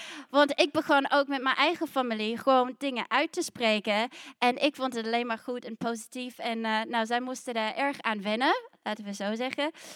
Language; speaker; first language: Dutch; non-native, fluent; English